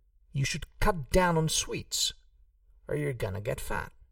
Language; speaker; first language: English; non-native, fluent; Hungarian